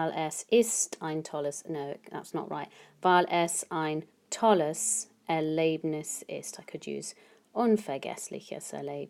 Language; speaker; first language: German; non-native, fluent; English